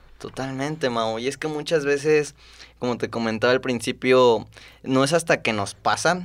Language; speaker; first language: Spanish; native; Spanish